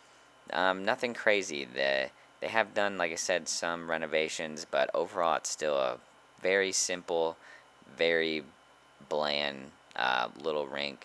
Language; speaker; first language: English; native; English